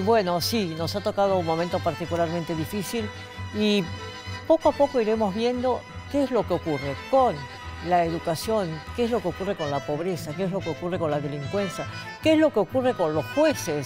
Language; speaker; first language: Spanish; native; Spanish